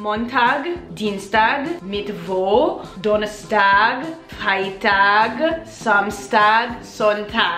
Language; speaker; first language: German; non-native, learner; English